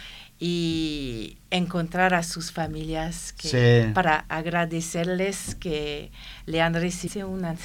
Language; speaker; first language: Spanish; non-native, learner; French